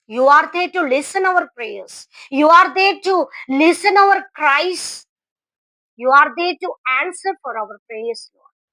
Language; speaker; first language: English; non-native, local second language; Telugu